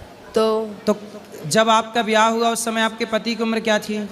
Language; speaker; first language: Hindi; native; Hindi